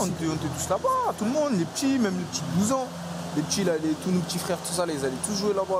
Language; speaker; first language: French; native; French